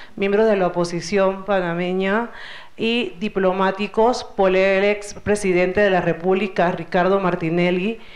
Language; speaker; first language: Spanish; native; Spanish